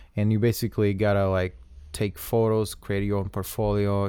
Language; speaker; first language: English; non-native, fluent; Russian